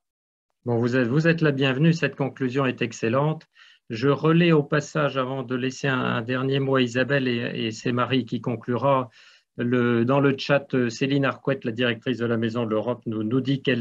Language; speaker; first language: French; native; French